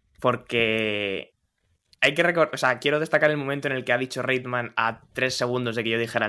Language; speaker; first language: Spanish; native; Spanish